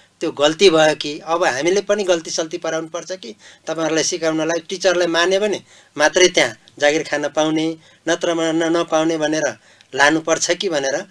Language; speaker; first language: Nepali; non-native, local second language; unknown